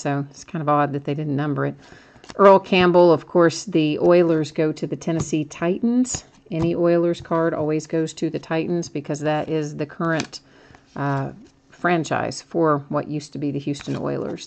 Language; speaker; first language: English; native; English